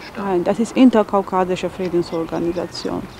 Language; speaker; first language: German; non-native, fluent; Georgian